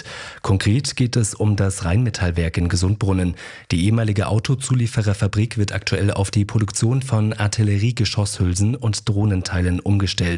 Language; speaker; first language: German; native; German